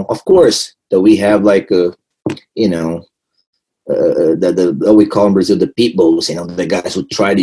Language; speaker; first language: English; non-native, fluent; Portuguese